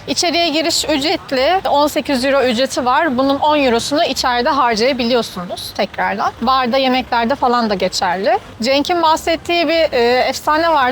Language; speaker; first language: Turkish; native; Turkish